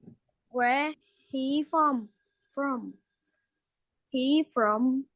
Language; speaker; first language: English; non-native, learner; Vietnamese